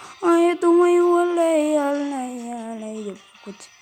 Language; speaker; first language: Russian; non-native, local second language; Kazakh